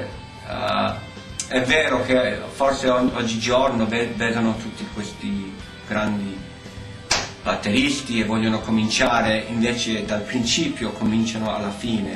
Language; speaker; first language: Italian; early bilingual, heritage; Italian